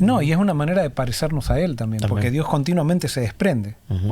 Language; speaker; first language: Spanish; native; Spanish